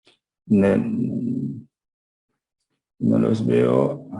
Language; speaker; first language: Spanish; non-native, fluent; Portuguese